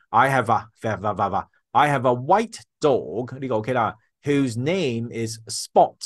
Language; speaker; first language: English; non-native, local second language; Cantonese